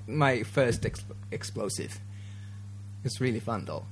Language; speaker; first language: English; non-native, fluent; Japanese